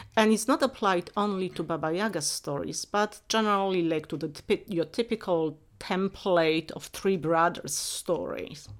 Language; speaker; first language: English; non-native, fluent; Polish